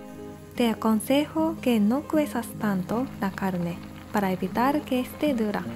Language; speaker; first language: Spanish; non-native, fluent; Japanese